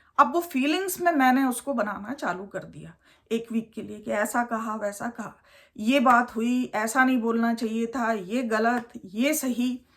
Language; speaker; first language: Hindi; native; Hindi